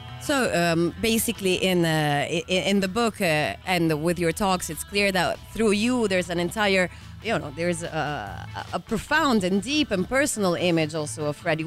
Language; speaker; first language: English; non-native, fluent; Italian